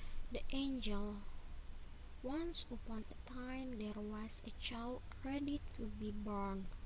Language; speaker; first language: English; non-native, learner; Indonesian